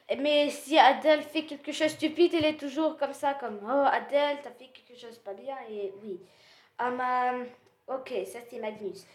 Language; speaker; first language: French; non-native, learner; English